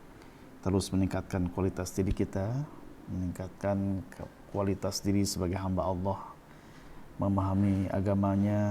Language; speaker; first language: Indonesian; native; Indonesian